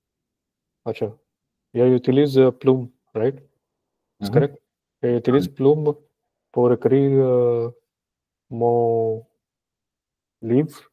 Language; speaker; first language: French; non-native, learner; Punjabi